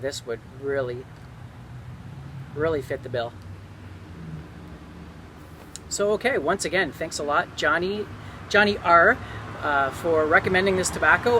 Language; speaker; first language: English; native; English